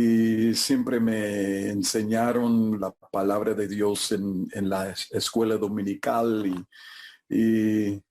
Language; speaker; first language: Spanish; non-native, fluent; English